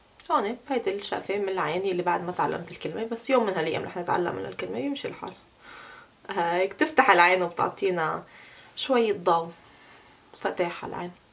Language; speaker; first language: Arabic; early bilingual, heritage; Arabic